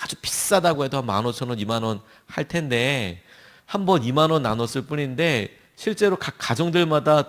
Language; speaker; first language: Korean; native; Korean